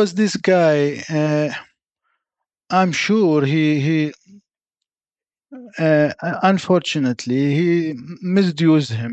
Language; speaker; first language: English; non-native, fluent; Arabic